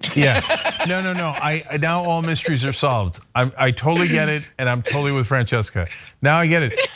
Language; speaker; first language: English; native; English